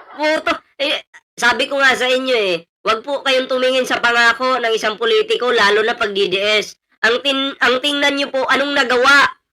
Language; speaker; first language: Filipino; native; Filipino